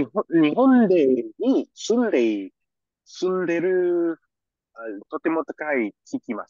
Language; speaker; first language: Japanese; non-native, learner; English